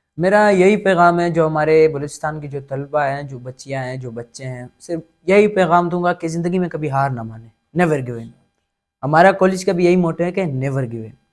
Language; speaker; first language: Urdu; non-native, local second language; Pashto